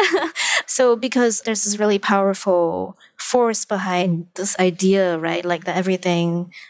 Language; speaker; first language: English; non-native, local second language; Chinese